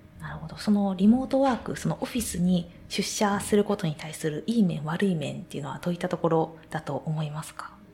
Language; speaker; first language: Japanese; native; Japanese